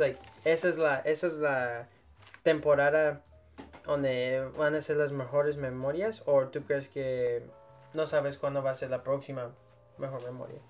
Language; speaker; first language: Spanish; early bilingual, heritage; Spanish